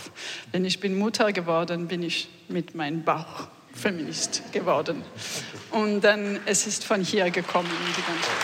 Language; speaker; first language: German; non-native, learner; French